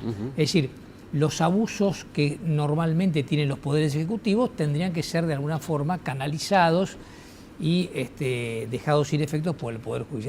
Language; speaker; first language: Spanish; native; Spanish